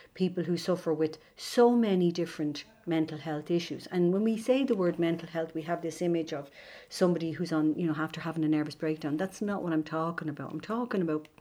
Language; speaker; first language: English; native; English